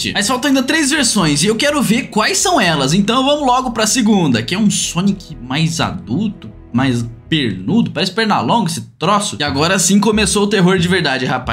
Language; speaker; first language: Portuguese; native; Portuguese